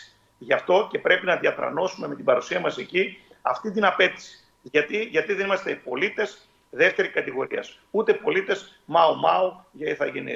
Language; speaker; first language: Greek; native; Greek